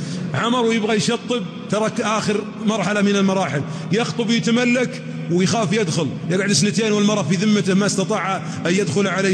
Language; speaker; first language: Arabic; native; Arabic